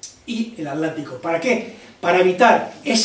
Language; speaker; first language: Spanish; native; Spanish